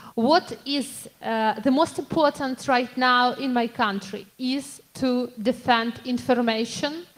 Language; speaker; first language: English; non-native, fluent; Ukrainian